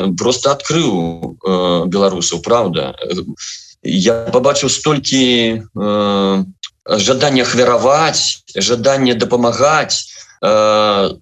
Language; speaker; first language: Belarusian; non-native, local second language; Russian